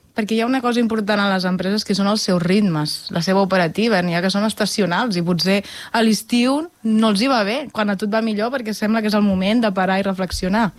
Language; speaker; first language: Catalan; native; Catalan